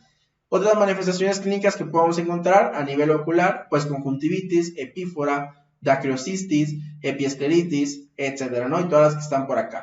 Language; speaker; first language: Spanish; native; Spanish